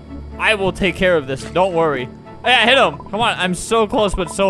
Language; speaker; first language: English; native; English